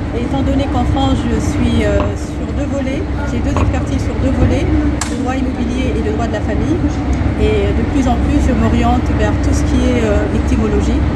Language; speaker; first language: French; native; French